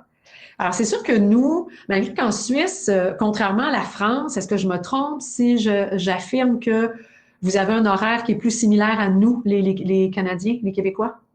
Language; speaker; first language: French; native; French